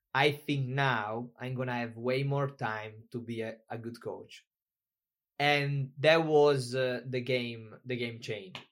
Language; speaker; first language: English; non-native, fluent; Italian